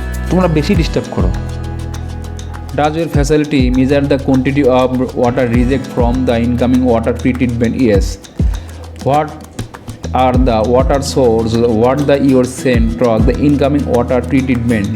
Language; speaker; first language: English; non-native, local second language; Bangla